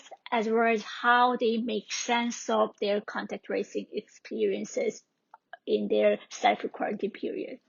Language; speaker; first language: English; non-native, fluent; Korean